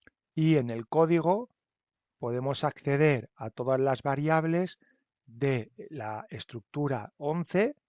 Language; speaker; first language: Spanish; native; Spanish